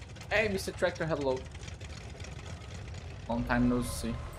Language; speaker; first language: English; non-native, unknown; Portuguese